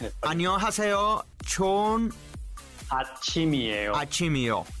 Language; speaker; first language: Korean; non-native, learner; Spanish